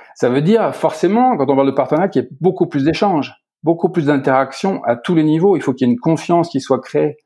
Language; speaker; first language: French; native; French